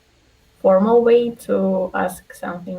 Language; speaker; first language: English; non-native, learner; Russian